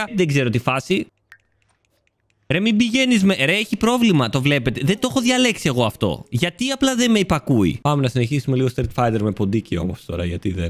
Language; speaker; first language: Greek; native; Greek